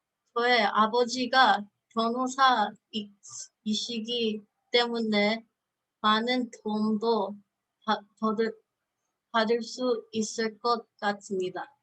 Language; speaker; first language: Korean; early bilingual, heritage; Korean